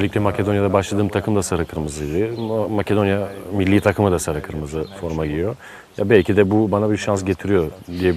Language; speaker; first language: Turkish; native; Turkish